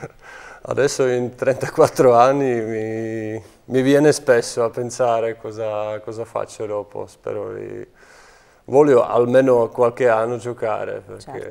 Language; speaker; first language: Italian; non-native, fluent; Czech